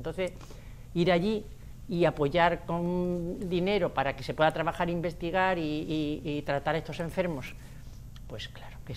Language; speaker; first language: Spanish; native; Spanish